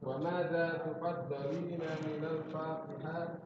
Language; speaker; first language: Arabic; non-native, learner; Indonesian